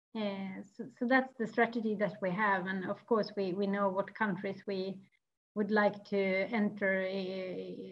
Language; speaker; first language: English; non-native, fluent; Swedish